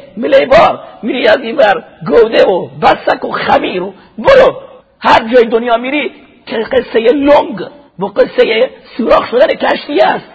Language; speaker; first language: Persian; native; Persian